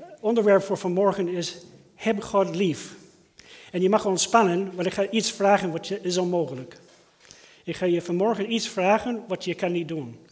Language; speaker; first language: Dutch; non-native, fluent; English